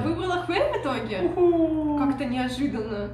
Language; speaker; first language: Russian; native; Russian